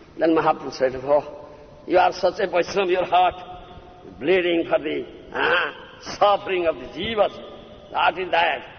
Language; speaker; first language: English; non-native, local second language; Odia